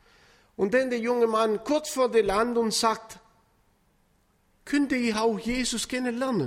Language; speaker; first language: German; non-native, fluent; Spanish